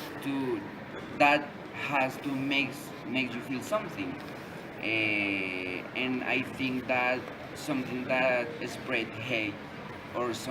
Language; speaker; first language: English; non-native, learner; Spanish